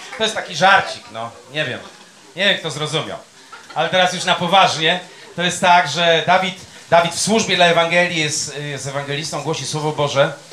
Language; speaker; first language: Polish; native; Polish